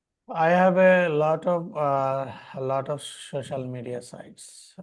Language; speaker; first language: English; non-native, learner; Bangla